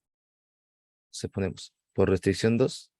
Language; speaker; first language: Spanish; native; Spanish